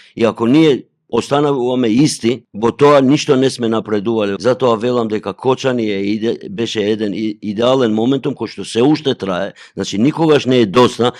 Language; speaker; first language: Macedonian; non-native, local second language; Albanian